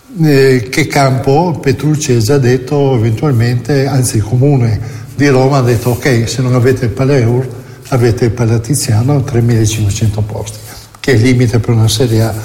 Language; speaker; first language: Italian; native; Italian